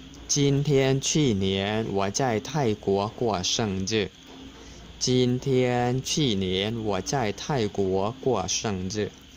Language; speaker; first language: Chinese; non-native, fluent; Khmer